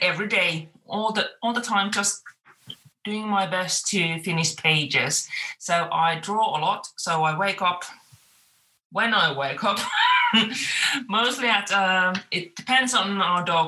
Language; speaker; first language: English; non-native, fluent; Finnish